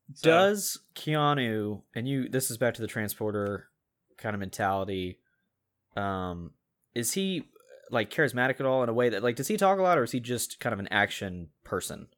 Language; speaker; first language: English; native; English